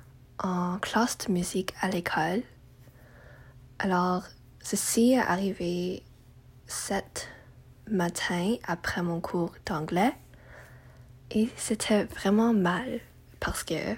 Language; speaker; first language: French; non-native, learner; English